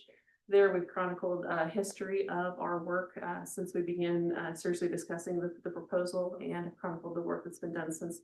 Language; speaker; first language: English; native; English